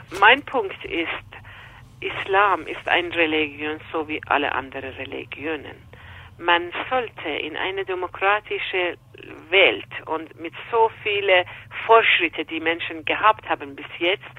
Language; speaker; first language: German; non-native, fluent; Persian